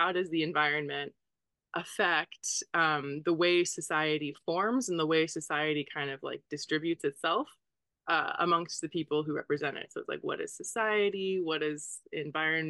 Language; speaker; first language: English; native; English